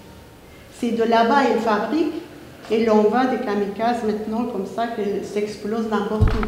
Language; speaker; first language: French; non-native, fluent; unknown